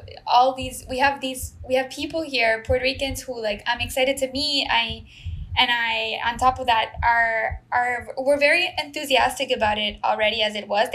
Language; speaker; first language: English; non-native, fluent; Spanish